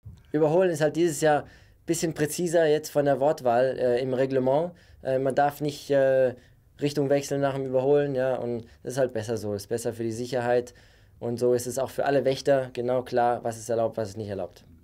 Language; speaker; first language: German; native; German